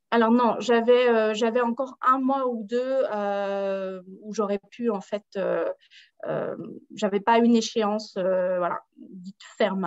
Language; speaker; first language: French; native; French